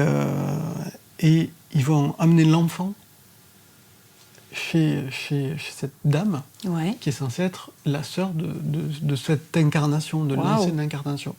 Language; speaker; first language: French; native; French